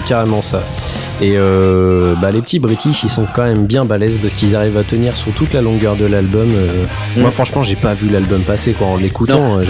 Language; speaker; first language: French; native; French